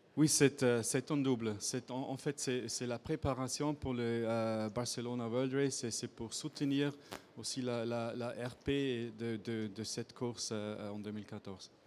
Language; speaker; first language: French; non-native, fluent; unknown